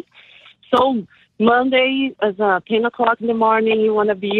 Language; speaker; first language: English; non-native, learner; Portuguese